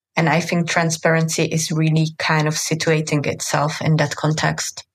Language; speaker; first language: English; non-native, fluent; Czech